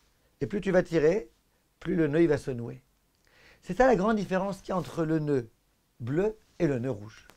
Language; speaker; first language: French; native; French